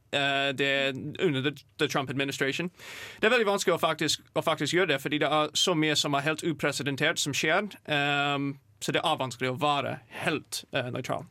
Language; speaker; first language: Norwegian; non-native, fluent; English